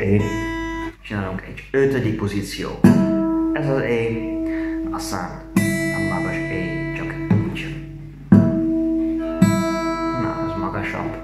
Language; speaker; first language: Hungarian; non-native, learner; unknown